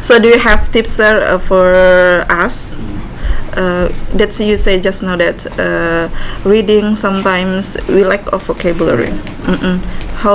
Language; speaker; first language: English; non-native, learner; Indonesian